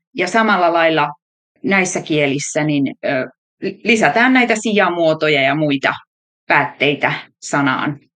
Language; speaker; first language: Finnish; native; Finnish